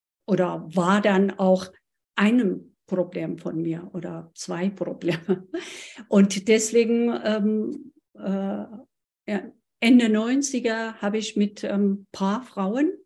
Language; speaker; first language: German; non-native, fluent; Persian